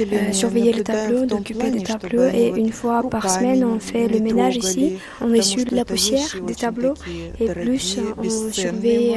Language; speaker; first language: French; non-native, fluent; Russian